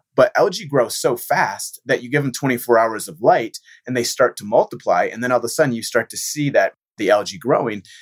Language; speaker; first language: English; native; English